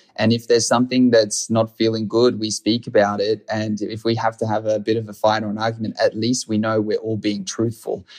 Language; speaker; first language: English; native; English